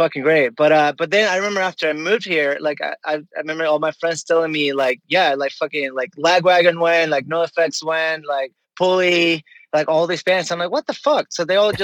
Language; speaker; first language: English; non-native, fluent; Spanish